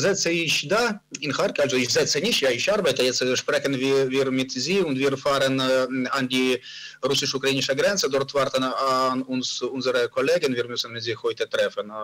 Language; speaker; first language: German; non-native, learner; Ukrainian